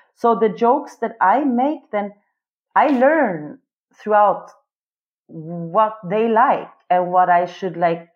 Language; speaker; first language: English; non-native, fluent; Swedish